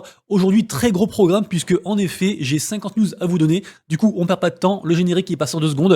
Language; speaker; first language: French; native; French